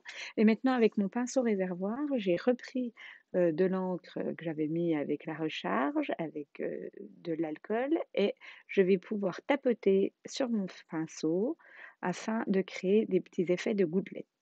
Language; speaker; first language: French; native; French